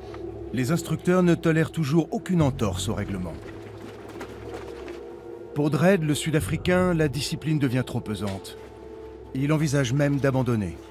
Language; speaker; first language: French; native; French